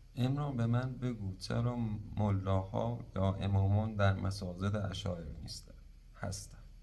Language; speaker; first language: Persian; non-native, local second language; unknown